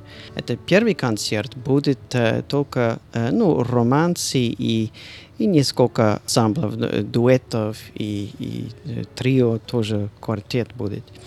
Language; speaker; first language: Russian; non-native, fluent; English